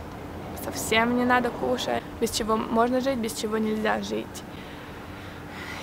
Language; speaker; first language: Russian; early bilingual, heritage; Russian